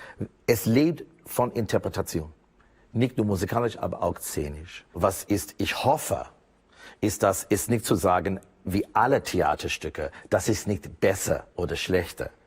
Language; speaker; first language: German; non-native, fluent; English